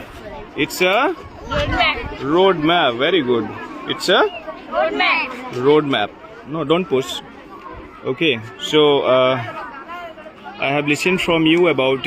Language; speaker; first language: English; non-native, local second language; Hindi